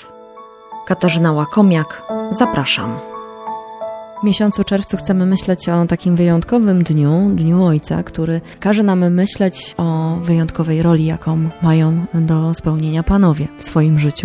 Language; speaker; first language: Polish; native; Polish